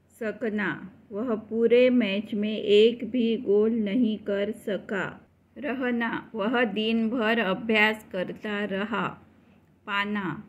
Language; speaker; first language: Hindi; non-native, local second language; Marathi